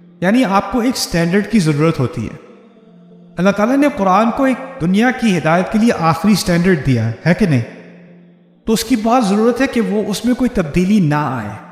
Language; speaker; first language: Urdu; early bilingual, heritage; Urdu